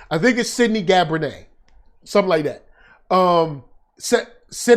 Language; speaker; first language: English; native; English